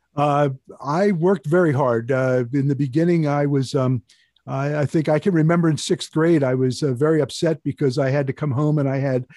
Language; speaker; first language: English; native; English